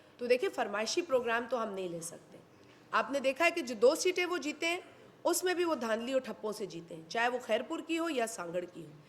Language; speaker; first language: Urdu; non-native, local second language; Sindhi